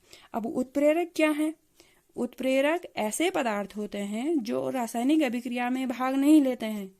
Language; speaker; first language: Hindi; native; Hindi